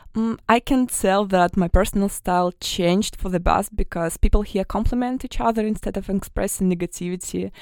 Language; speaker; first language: English; non-native, fluent; Russian